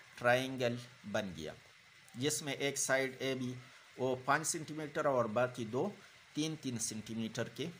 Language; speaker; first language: Urdu; non-native, local second language; Pashto